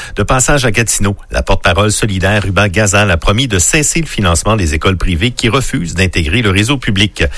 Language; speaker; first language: French; native; French